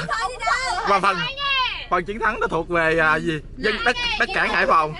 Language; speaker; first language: Vietnamese; native; Vietnamese